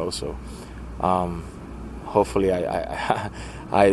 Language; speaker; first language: English; non-native, fluent; Spanish